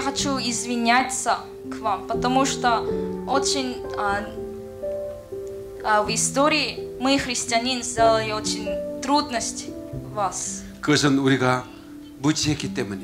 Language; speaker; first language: Russian; non-native, learner; Korean